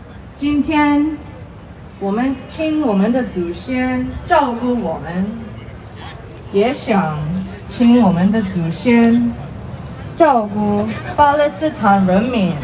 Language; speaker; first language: Chinese; non-native, fluent; Korean